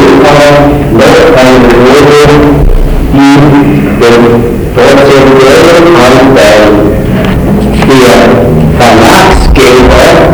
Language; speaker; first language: German; native; German